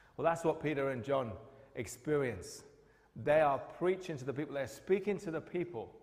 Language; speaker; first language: English; native; English